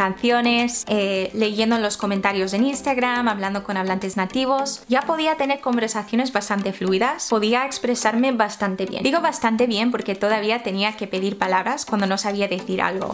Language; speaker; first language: Spanish; non-native, fluent; English